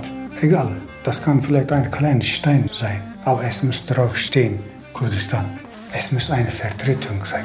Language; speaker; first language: German; non-native, learner; Kurdish